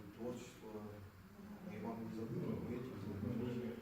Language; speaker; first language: Russian; native; Russian